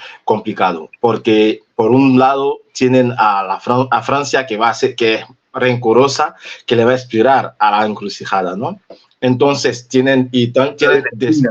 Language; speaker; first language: Spanish; non-native, fluent; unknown